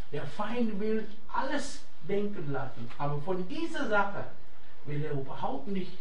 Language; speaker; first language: German; non-native, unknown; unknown